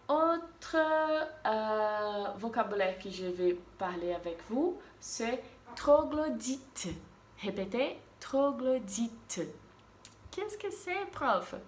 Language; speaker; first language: French; non-native, fluent; Portuguese